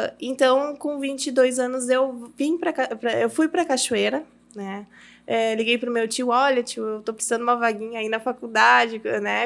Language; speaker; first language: Portuguese; early bilingual, heritage; Portuguese